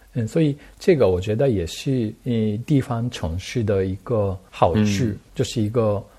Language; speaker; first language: Chinese; non-native, fluent; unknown